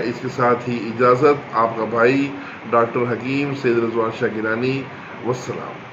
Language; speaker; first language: Urdu; non-native, local second language; Punjabi